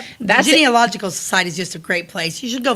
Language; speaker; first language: English; native; English